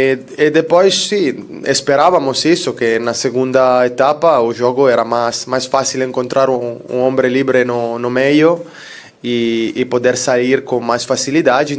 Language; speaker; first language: Portuguese; non-native, fluent; Italian